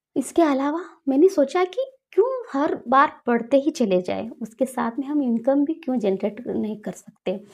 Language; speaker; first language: Hindi; non-native, local second language; Kannada